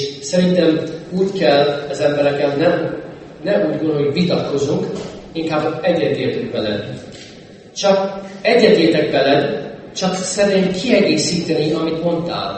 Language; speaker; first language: Hungarian; non-native, fluent; English